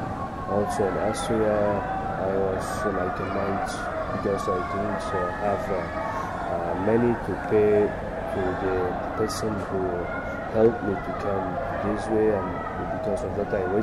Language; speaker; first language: English; non-native, learner; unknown